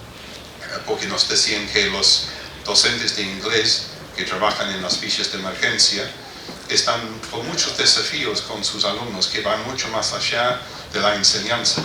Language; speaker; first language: Spanish; non-native, fluent; English